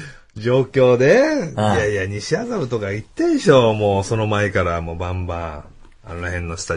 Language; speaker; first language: Japanese; native; Japanese